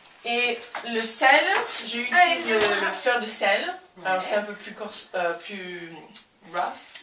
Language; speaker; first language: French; non-native, learner; English